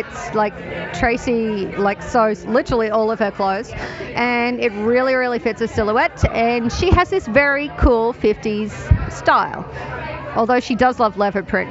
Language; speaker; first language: English; native; English